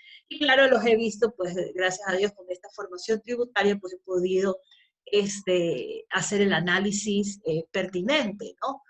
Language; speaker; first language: Spanish; native; Spanish